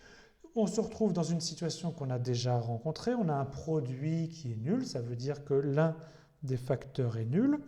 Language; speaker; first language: French; native; French